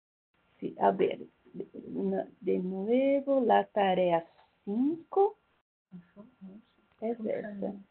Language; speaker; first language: Spanish; non-native, fluent; Portuguese